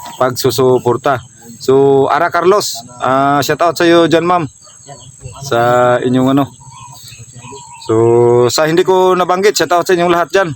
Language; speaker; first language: Filipino; non-native, local second language; Cebuano